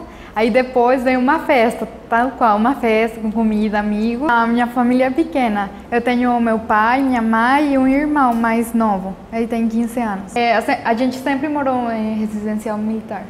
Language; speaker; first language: Portuguese; non-native, fluent; Spanish